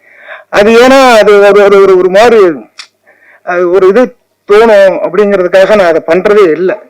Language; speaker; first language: Tamil; native; Tamil